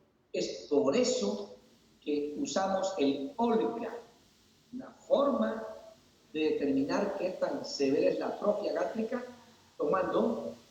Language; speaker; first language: Spanish; native; Spanish